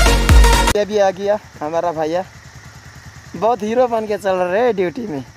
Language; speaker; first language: Hindi; non-native, learner; Nepali